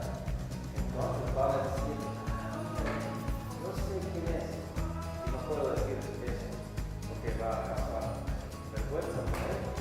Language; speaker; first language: Spanish; non-native, fluent; English